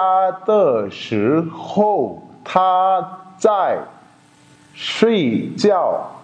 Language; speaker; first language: Chinese; non-native, fluent; Urdu